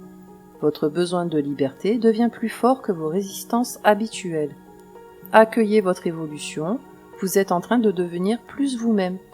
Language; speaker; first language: French; native; French